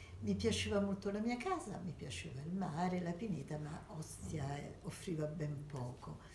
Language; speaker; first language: Italian; early bilingual, other home language; Armenian